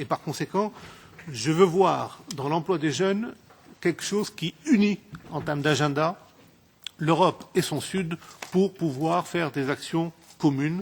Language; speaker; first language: French; non-native, local second language; Arabic